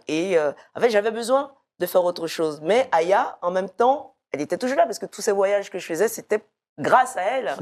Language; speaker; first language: French; early bilingual, other home language; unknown